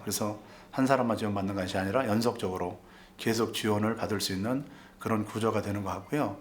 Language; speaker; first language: Korean; native; Korean